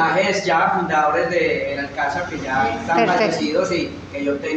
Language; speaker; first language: Spanish; native; Spanish